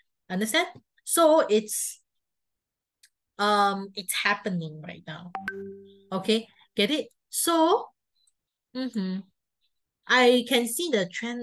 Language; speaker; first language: English; non-native, local second language; Chinese